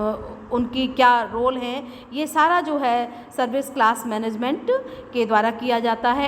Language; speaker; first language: Hindi; native; Hindi